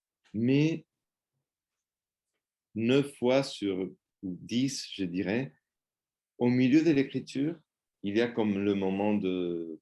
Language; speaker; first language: French; non-native, fluent; Spanish